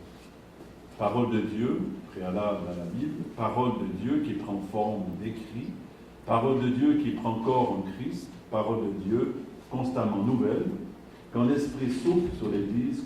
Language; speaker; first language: French; native; French